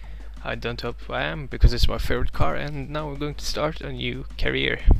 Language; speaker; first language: English; non-native, fluent; Norwegian